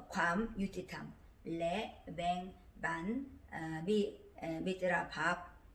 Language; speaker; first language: Thai; non-native, learner; Korean